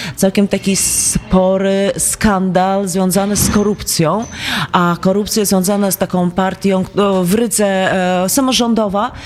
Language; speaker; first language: Polish; non-native, fluent; Latvian